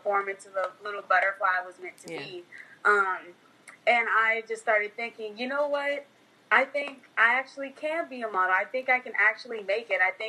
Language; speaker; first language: English; native; English